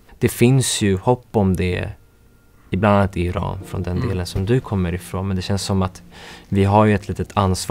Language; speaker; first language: Swedish; early bilingual, other home language; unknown